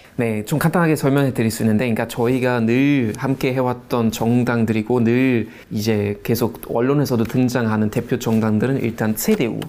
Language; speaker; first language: Korean; non-native, fluent; German